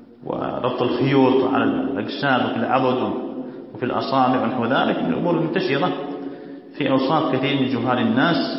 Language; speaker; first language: Arabic; native; Arabic